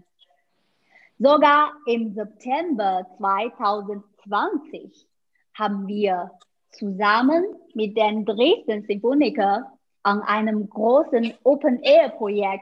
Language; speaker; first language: German; non-native, fluent; Chinese